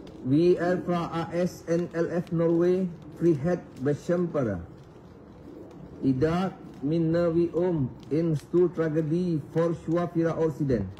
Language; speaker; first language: Norwegian; non-native, learner; Achinese